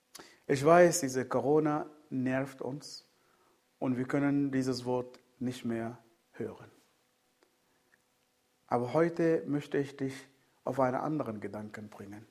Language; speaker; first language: German; non-native, fluent; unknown